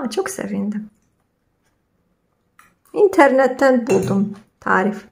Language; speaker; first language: Turkish; non-native, fluent; Polish